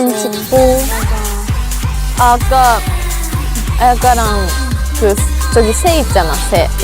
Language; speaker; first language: Korean; non-native, fluent; Japanese